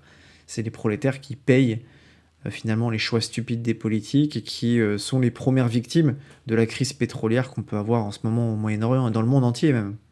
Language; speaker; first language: French; native; French